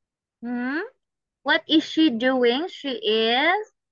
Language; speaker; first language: English; non-native, fluent; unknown